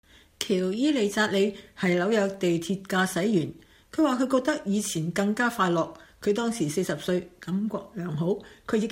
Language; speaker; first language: Chinese; non-native, local second language; Cantonese